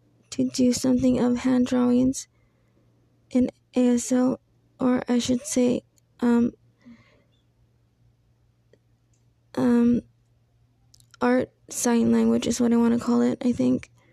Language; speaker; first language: English; early bilingual, other home language; Spanish